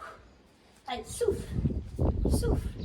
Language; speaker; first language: French; native; French